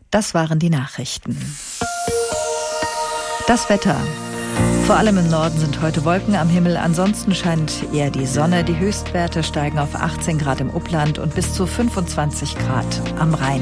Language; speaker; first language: German; native; German